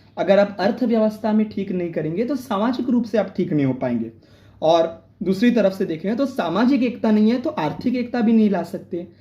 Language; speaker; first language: Hindi; non-native, local second language; Marathi